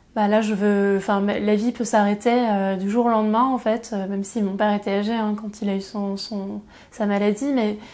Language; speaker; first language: French; native; French